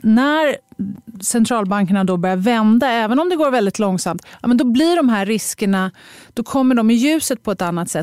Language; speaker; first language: Swedish; native; Swedish